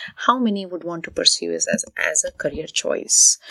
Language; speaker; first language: English; non-native, local second language; Hindi